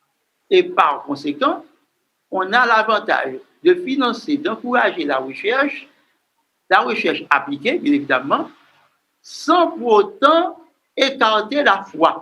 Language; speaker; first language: French; non-native, local second language; Haitian Creole